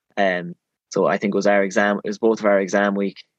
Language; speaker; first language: English; native; English